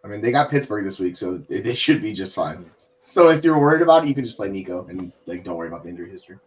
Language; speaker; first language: English; native; English